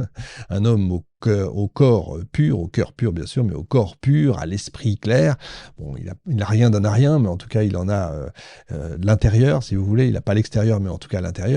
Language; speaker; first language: French; native; French